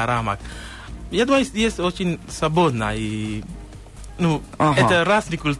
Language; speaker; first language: Russian; non-native, learner; Sinhala